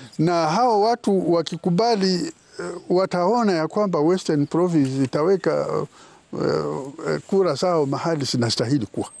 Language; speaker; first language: Swahili; non-native, local second language; Luyia